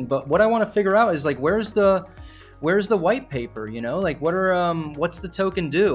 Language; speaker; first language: English; native; English